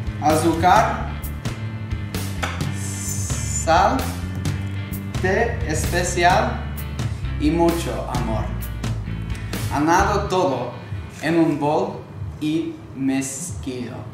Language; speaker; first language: Spanish; non-native, learner; English